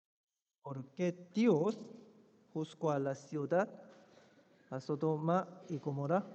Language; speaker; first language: Spanish; non-native, fluent; Korean